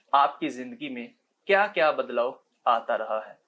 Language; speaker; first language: Urdu; non-native, local second language; Punjabi